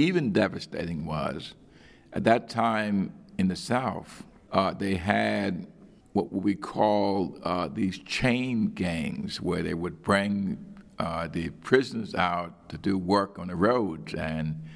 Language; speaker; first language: English; native; English